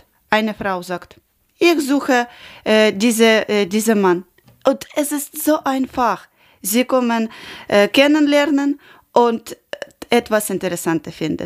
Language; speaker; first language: German; non-native, learner; Ukrainian